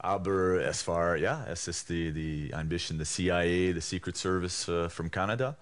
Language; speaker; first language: German; non-native, fluent; English